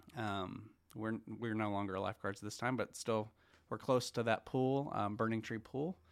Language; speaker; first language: English; native; English